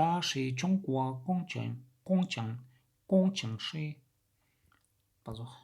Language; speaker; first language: Chinese; non-native, learner; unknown